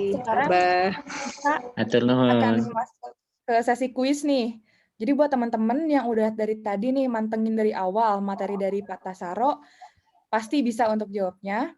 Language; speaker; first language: Indonesian; native; Indonesian